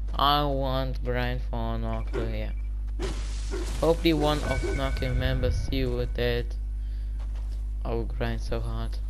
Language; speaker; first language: English; non-native, learner; German